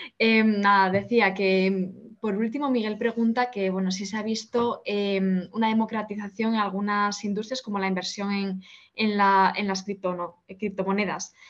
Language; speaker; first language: Spanish; native; Spanish